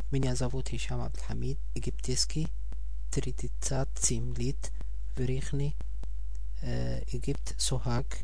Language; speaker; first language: Russian; non-native, learner; Arabic